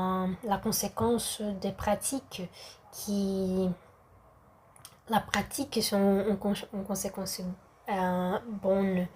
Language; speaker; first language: French; non-native, learner; Portuguese